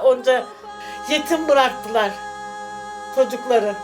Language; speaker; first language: Turkish; native; Turkish